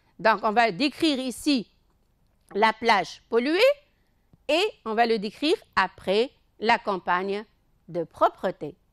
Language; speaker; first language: French; non-native, local second language; Arabic